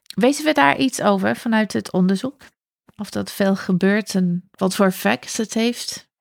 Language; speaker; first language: Dutch; non-native, fluent; English